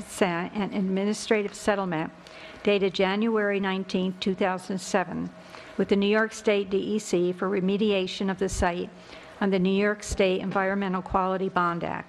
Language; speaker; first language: English; native; English